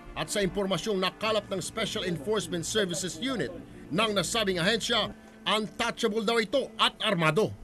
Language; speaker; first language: Filipino; native; Filipino